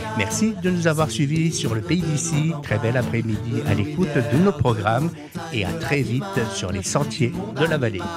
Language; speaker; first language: French; native; French